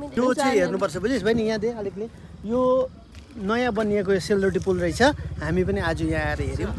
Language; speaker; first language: Nepali; native; Nepali